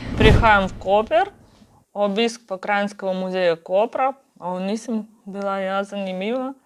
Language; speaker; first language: Slovenian; non-native, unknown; Ukrainian